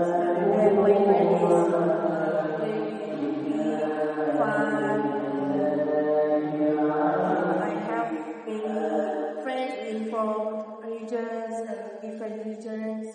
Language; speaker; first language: English; non-native, learner; Indonesian